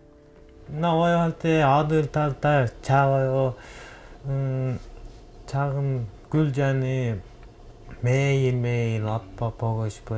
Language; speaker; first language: Korean; non-native, learner; Kyrgyz